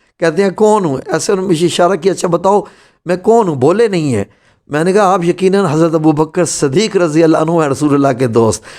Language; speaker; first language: Urdu; non-native, local second language; Punjabi